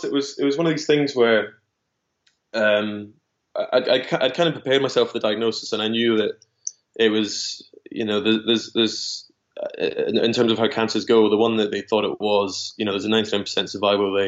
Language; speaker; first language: English; native; English